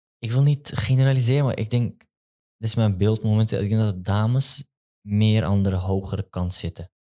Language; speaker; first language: Dutch; early bilingual, other home language; Turkish